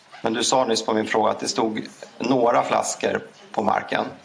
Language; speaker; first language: Swedish; native; Swedish